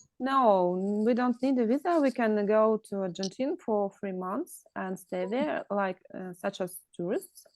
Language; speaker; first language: English; non-native, learner; Russian